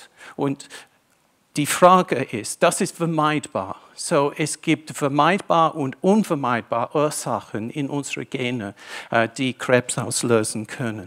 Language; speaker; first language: German; non-native, fluent; English